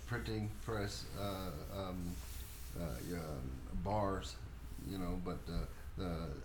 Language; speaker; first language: English; native; English